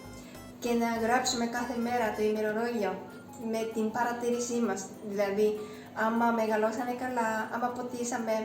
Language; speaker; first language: Greek; non-native, fluent; Japanese